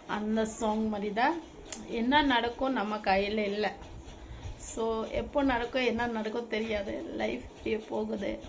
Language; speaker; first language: Tamil; non-native, fluent; Assamese